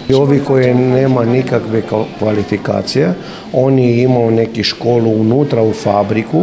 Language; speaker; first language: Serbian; non-native, learner; Romanian